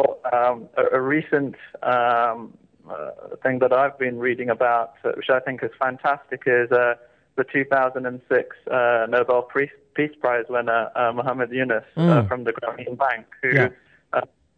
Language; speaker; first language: English; native; English